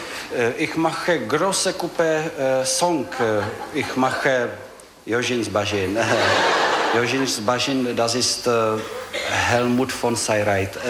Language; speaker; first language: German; non-native, learner; Czech